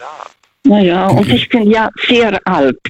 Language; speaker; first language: German; non-native, fluent; Russian